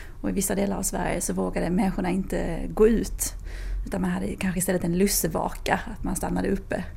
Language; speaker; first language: Swedish; native; Swedish